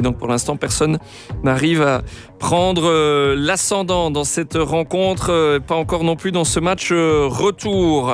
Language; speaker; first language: French; native; French